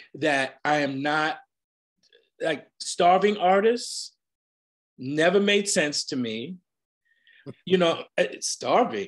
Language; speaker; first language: English; native; English